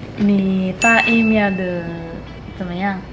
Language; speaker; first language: Chinese; non-native, learner; Indonesian